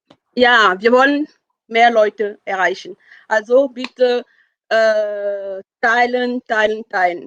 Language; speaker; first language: German; non-native, fluent; French